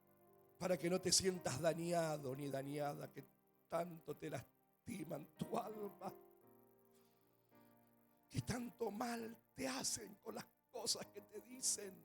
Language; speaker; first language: Spanish; native; Spanish